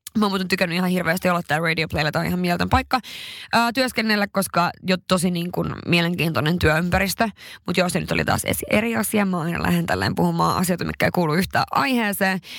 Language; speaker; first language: Finnish; native; Finnish